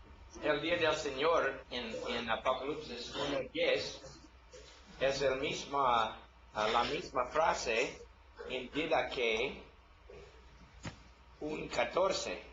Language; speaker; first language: Spanish; non-native, learner; English